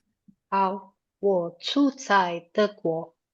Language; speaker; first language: Chinese; non-native, learner; Indonesian